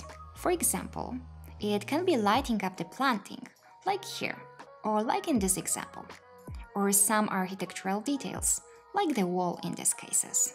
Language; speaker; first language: English; non-native, fluent; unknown